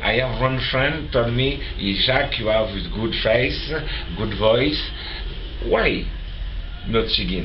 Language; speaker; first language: English; non-native, learner; French